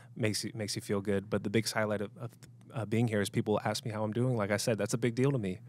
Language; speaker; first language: English; native; English